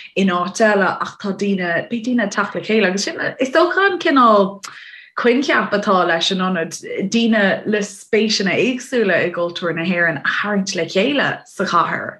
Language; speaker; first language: Irish; native; Irish